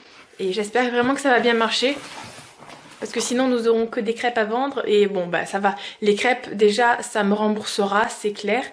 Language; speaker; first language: French; native; French